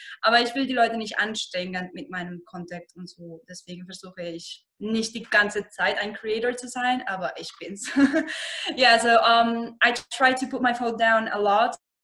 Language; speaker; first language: German; non-native, fluent; Spanish